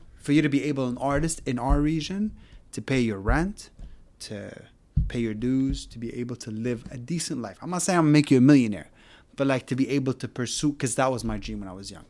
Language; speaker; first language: English; non-native, fluent; Arabic